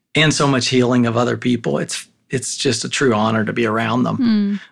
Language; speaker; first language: English; native; English